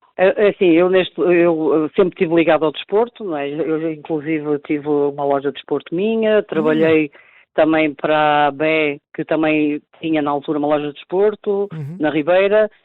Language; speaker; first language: Portuguese; native; Portuguese